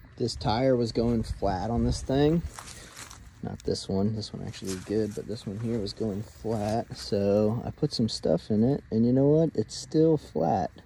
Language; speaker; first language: English; native; English